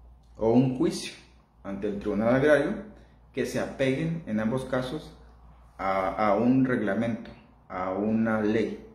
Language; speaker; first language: Spanish; native; Spanish